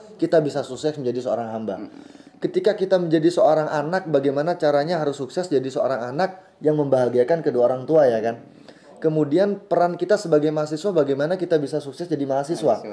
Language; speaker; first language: Indonesian; native; Indonesian